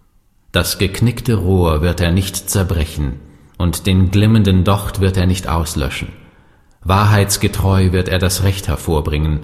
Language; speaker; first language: German; native; German